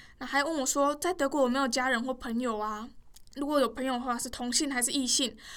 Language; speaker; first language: Chinese; native; Chinese